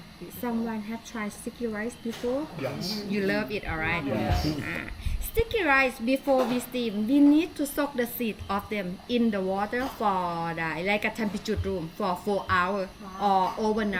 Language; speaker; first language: English; non-native, learner; Thai